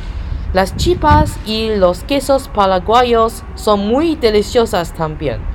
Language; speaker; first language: Spanish; non-native, learner; Chinese